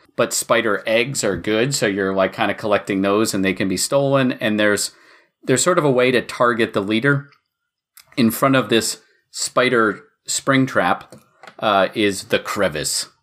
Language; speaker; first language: English; native; English